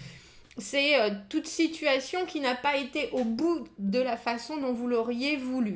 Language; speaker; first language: French; native; French